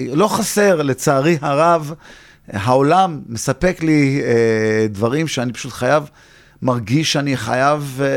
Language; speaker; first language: Hebrew; early bilingual, heritage; Hebrew